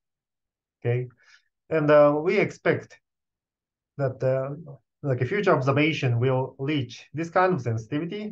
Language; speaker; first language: English; non-native, fluent; Japanese